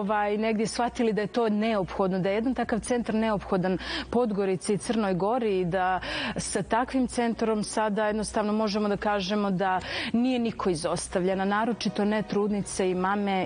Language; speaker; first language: Serbian; native; Serbian